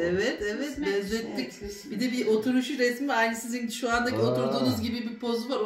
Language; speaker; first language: Turkish; native; Turkish